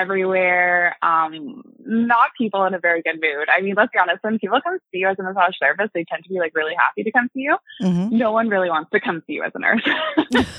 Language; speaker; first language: English; native; English